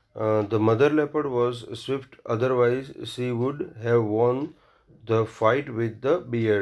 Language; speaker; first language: English; non-native, local second language; Gujarati